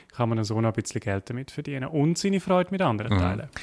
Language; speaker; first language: German; native; German